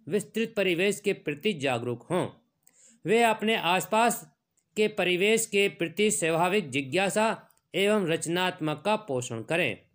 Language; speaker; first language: Hindi; native; Hindi